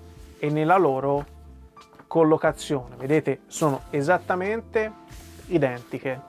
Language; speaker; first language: Italian; native; Italian